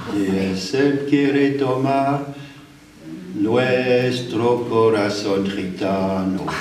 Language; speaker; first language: Spanish; non-native, learner; French